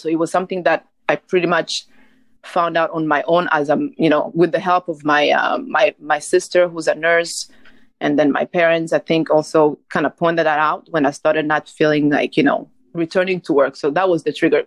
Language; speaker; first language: English; non-native, local second language; Kinyarwanda